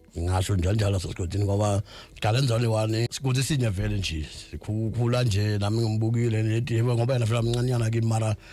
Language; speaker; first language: Zulu; non-native, local second language; Swati